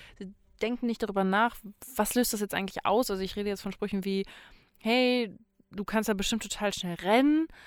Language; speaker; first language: German; native; German